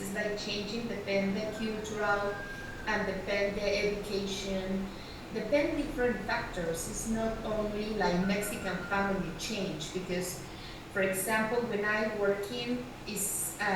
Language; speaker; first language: English; non-native, learner; Spanish